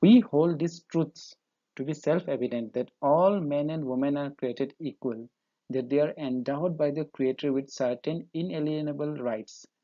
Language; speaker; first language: English; non-native, local second language; Assamese